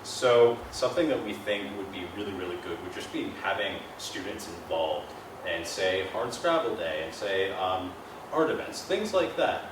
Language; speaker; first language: English; native; English